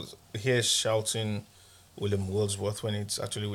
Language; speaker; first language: English; non-native, local second language; Igbo